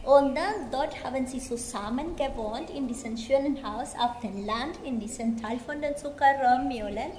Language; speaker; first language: German; non-native, fluent; Spanish